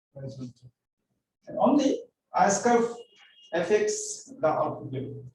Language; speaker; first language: English; non-native, local second language; Bangla